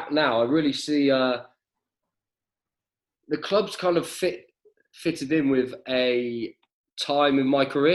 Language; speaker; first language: English; native; English